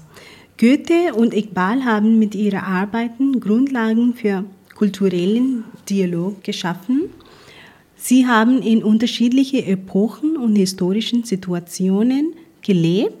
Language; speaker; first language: German; non-native, fluent; Punjabi